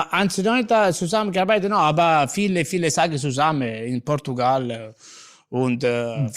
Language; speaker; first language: German; non-native, learner; Italian